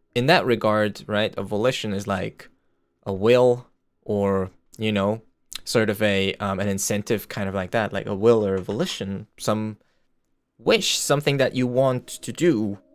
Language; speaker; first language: English; non-native, fluent; Swiss German